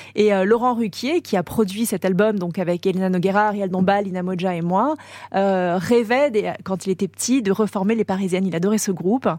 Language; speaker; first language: French; native; French